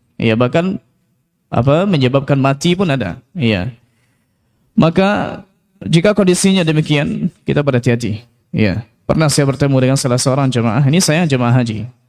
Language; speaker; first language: Malay; non-native, local second language; Minangkabau